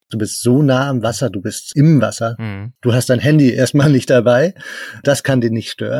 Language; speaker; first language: German; native; German